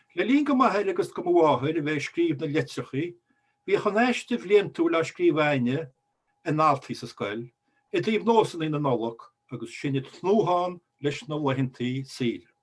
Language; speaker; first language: Irish; native; Irish